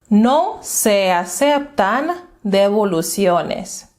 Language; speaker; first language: Spanish; non-native, fluent; English